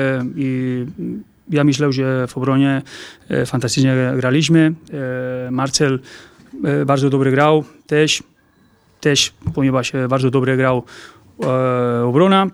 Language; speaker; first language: Polish; non-native, learner; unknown